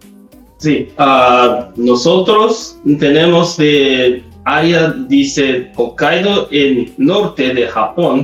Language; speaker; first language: Spanish; non-native, learner; Japanese